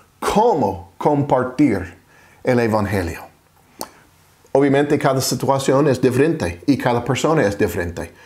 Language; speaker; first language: Spanish; non-native, fluent; English